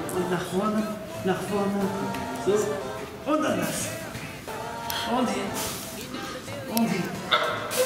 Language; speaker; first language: German; non-native, learner; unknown